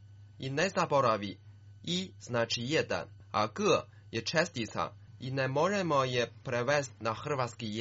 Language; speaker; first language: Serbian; non-native, fluent; Chinese